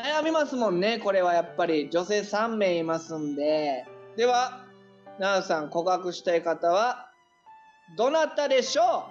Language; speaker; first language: Japanese; native; Japanese